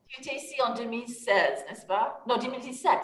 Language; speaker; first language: French; non-native, fluent; English